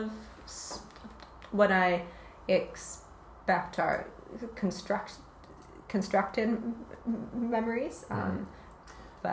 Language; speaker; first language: English; native; English